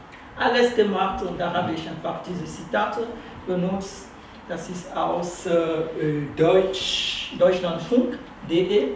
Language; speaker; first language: German; non-native, fluent; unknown